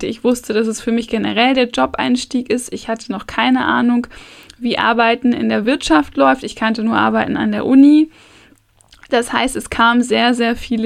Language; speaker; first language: German; native; German